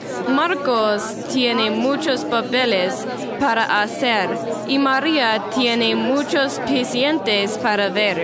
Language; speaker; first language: Spanish; non-native, learner; English